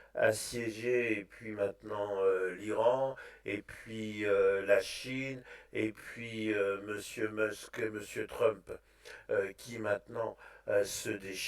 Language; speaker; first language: French; native; French